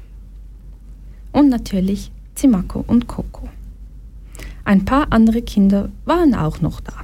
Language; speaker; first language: German; early bilingual, other home language; Portuguese